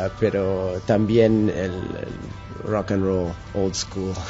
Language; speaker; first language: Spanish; non-native, learner; English